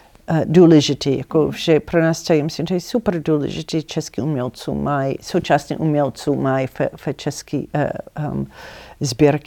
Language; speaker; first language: Czech; non-native, learner; English